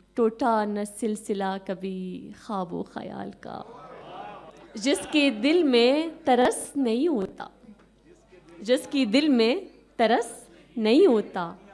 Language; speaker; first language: Urdu; non-native, fluent; Arabic